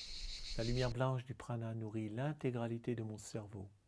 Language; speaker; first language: French; native; French